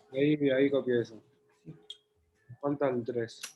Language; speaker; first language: Spanish; native; Spanish